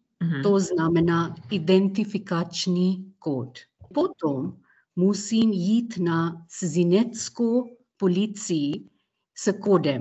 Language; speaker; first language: Czech; non-native, learner; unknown